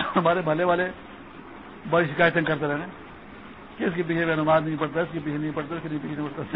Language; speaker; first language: Urdu; non-native, local second language; Pashto